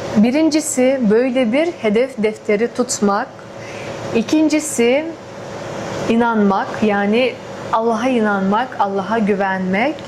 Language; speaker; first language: Turkish; non-native, fluent; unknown